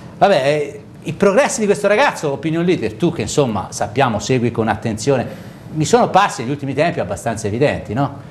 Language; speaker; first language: Italian; native; Italian